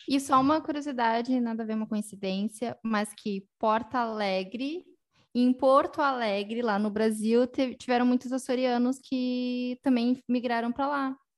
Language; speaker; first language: Portuguese; native; Portuguese